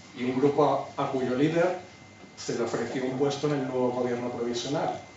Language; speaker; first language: Spanish; native; Spanish